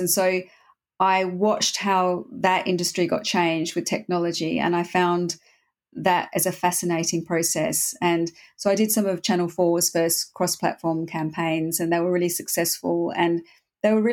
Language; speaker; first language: English; native; English